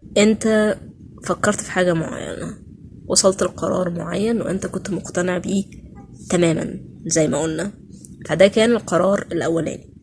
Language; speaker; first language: Arabic; native; Arabic